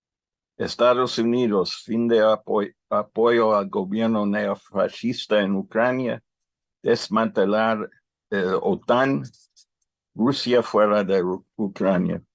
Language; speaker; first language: Spanish; non-native, learner; English